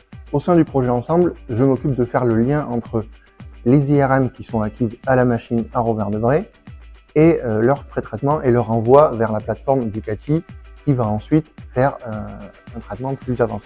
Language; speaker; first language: French; native; French